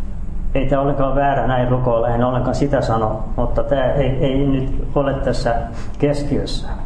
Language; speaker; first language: Finnish; native; Finnish